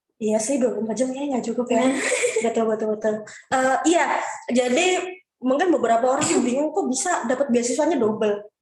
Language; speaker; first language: Indonesian; native; Indonesian